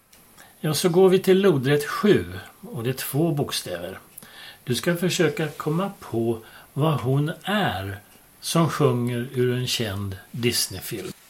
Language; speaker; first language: Swedish; native; Swedish